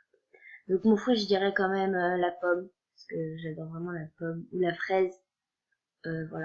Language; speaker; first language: French; native; French